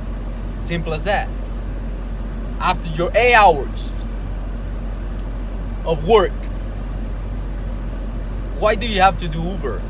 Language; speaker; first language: English; non-native, fluent; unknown